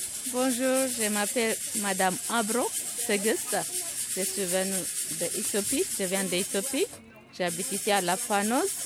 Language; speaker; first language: French; non-native, learner; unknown